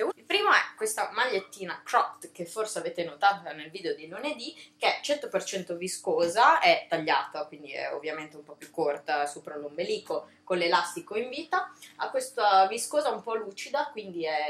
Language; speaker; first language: Italian; native; Italian